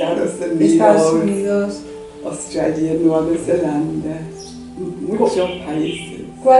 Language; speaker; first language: Spanish; non-native, learner; English